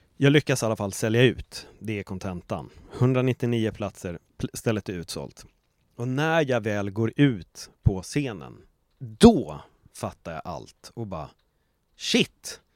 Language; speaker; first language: Swedish; native; Swedish